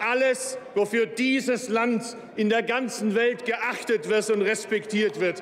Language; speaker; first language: German; native; German